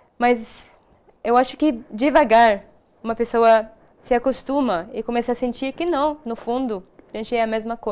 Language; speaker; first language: Portuguese; non-native, fluent; Arabic